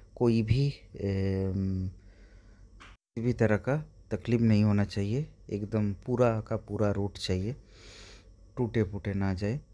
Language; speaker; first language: Hindi; non-native, local second language; Bangla